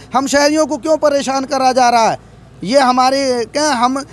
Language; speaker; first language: Hindi; native; Hindi